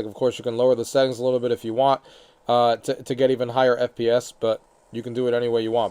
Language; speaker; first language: English; native; English